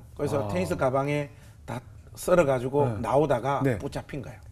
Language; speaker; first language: Korean; native; Korean